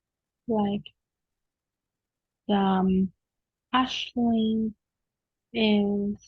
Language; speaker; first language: English; non-native, learner; Vietnamese